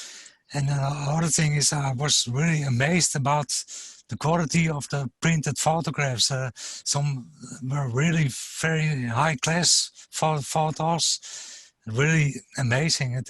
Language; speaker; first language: English; non-native, fluent; German